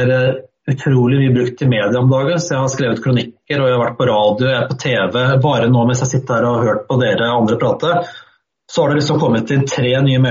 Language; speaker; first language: Norwegian; native; Norwegian